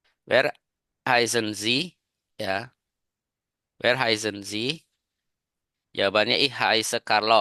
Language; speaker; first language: German; non-native, learner; Indonesian